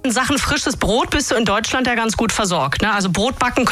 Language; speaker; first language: German; native; German